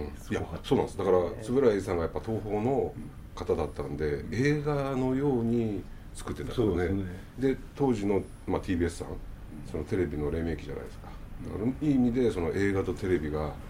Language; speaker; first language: Japanese; native; Japanese